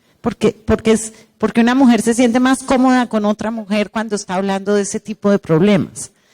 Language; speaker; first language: Spanish; native; Spanish